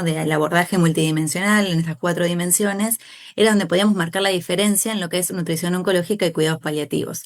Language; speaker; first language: Spanish; native; Spanish